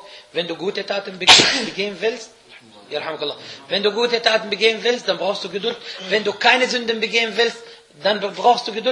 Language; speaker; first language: German; non-native, fluent; Arabic